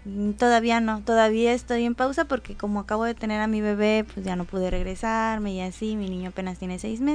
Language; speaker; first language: Spanish; native; Spanish